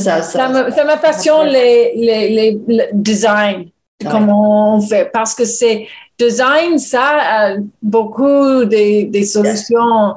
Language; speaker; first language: French; non-native, learner; English